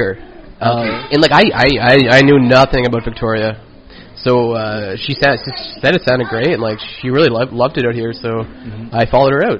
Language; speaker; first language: English; native; English